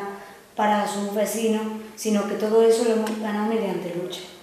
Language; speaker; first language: Spanish; native; Spanish